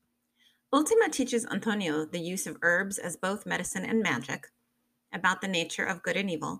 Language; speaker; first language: English; native; English